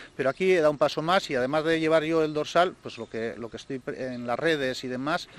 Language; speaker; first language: Spanish; native; Spanish